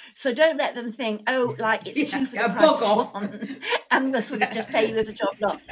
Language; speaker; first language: English; native; English